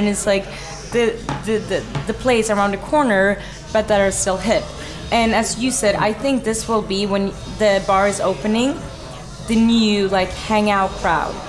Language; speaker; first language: English; non-native, fluent; Swedish